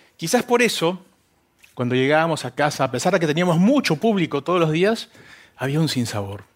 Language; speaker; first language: Spanish; native; Spanish